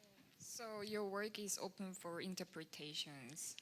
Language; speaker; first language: English; non-native, fluent; Korean